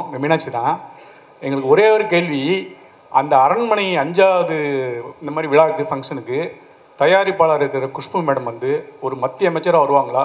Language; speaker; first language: Tamil; native; Tamil